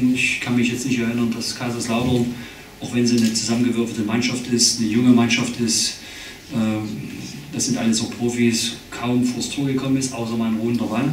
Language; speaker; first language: German; native; German